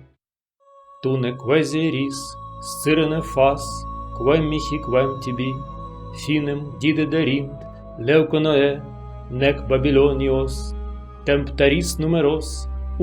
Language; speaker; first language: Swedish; non-native, learner; Russian